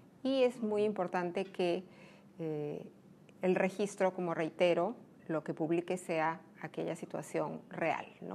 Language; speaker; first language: Spanish; native; Spanish